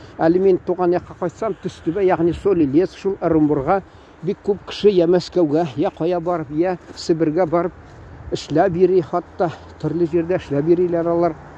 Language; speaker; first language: Tatar; native; Tatar